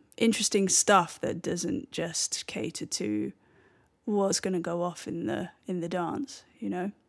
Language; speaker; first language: English; native; English